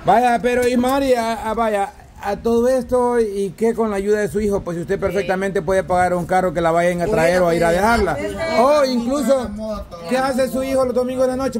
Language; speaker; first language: Spanish; native; Spanish